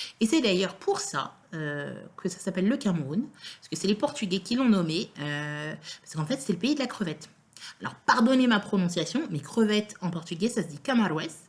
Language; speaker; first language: French; native; French